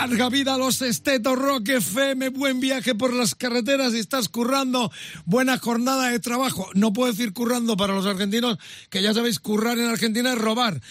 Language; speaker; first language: Spanish; native; Spanish